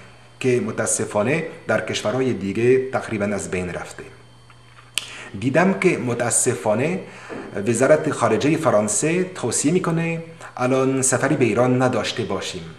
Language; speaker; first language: Persian; non-native, learner; French